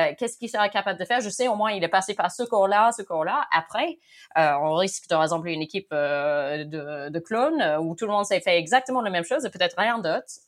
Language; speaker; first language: French; non-native, fluent; English